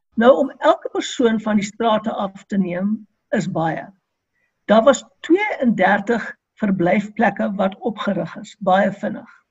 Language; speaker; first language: Afrikaans; non-native, local second language; English